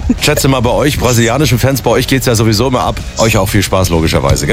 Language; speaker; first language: German; native; German